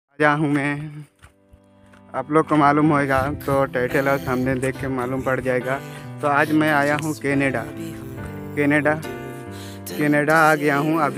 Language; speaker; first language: Hindi; non-native, local second language; Sadri